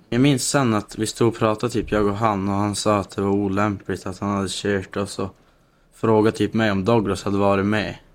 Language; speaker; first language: Swedish; native; Swedish